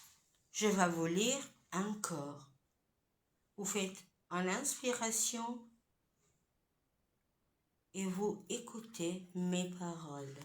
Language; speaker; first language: French; non-native, fluent; Italian